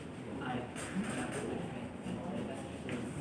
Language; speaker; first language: English; non-native, learner; Vietnamese